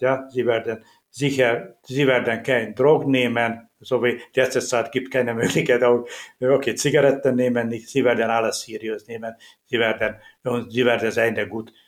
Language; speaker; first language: German; non-native, learner; Hungarian